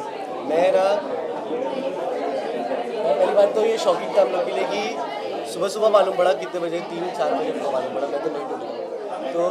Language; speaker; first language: Hindi; native; Hindi